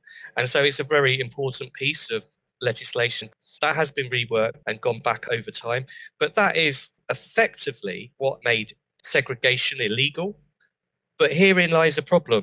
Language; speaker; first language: English; native; English